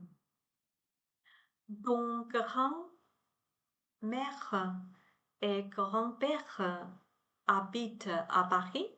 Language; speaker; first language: French; non-native, learner; Chinese